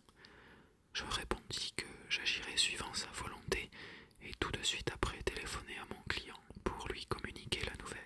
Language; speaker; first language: French; native; French